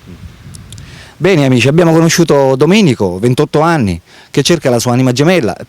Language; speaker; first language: Italian; native; Italian